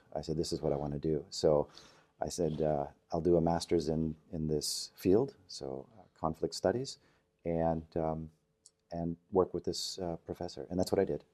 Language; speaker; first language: English; native; English